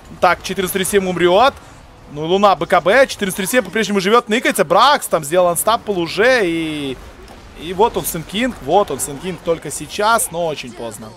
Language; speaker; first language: Russian; native; Russian